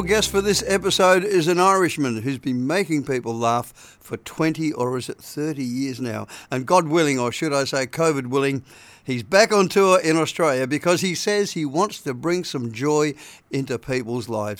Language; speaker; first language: English; native; English